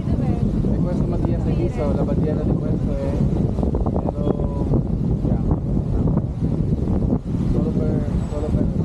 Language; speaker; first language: Italian; non-native, fluent; Filipino